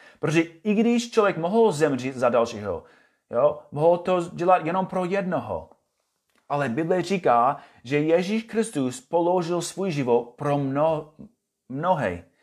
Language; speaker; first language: Czech; non-native, fluent; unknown